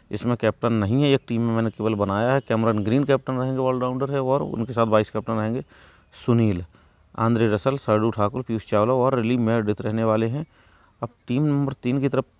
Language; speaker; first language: Hindi; native; Hindi